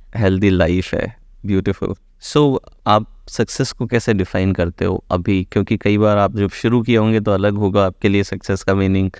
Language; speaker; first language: Hindi; native; Hindi